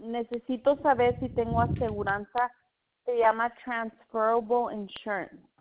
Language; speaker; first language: Spanish; early bilingual, heritage; Spanish